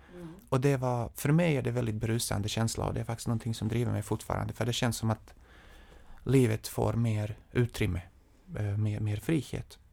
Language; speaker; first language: Swedish; non-native, fluent; Serbian